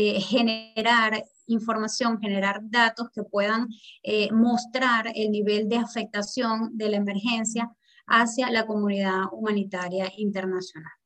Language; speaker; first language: Spanish; native; Spanish